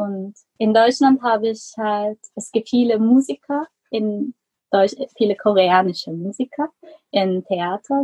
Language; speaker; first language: German; non-native, fluent; Korean